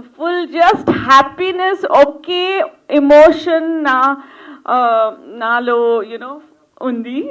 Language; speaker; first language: Telugu; non-native, fluent; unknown